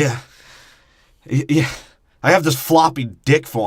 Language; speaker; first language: English; native; English